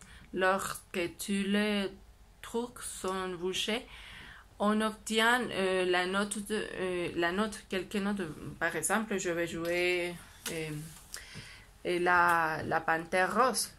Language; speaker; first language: French; non-native, learner; Spanish